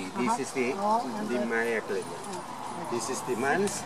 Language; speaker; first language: English; non-native, learner; Spanish